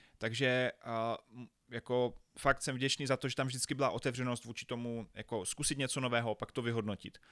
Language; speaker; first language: Czech; native; Czech